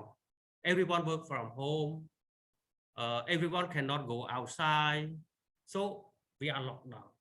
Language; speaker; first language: English; non-native, learner; Khmer